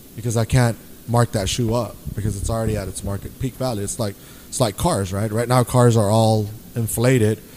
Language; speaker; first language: English; native; English